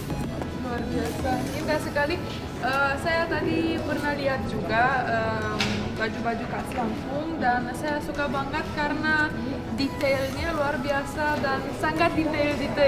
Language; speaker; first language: Indonesian; non-native, fluent; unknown